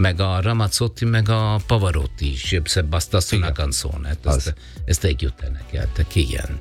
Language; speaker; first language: Hungarian; non-native, learner; Italian